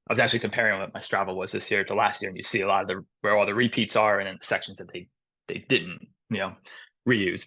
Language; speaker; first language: English; native; English